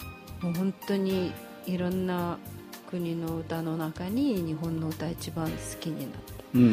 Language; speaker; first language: Japanese; non-native, fluent; Russian